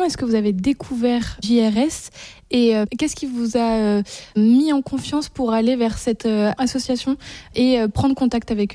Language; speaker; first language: French; native; French